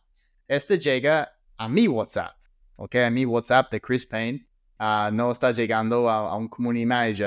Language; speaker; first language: Spanish; non-native, fluent; English